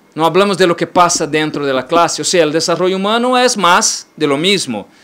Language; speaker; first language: Spanish; non-native, learner; Portuguese